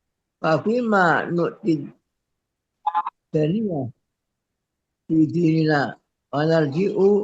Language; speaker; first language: Arabic; non-native, fluent; Indonesian